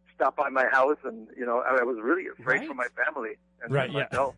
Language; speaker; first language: English; non-native, fluent; German